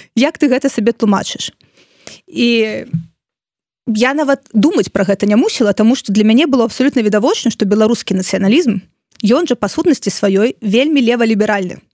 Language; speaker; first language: Belarusian; non-native, local second language; Russian